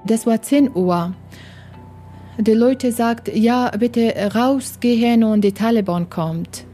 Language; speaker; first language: German; non-native, learner; Persian